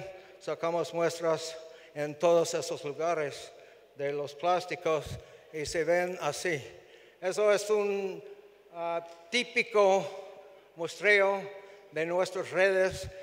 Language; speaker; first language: Spanish; non-native, fluent; English